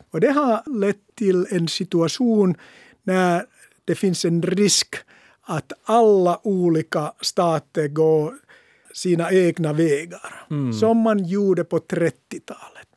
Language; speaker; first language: Swedish; non-native, local second language; Finnish